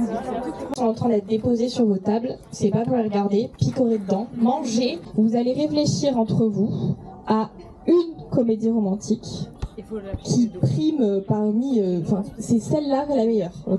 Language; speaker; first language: French; native; French